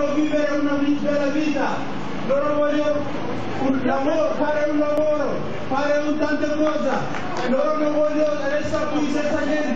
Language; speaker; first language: Italian; non-native, learner; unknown